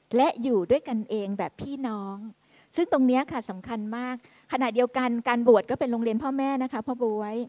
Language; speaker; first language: Thai; native; Thai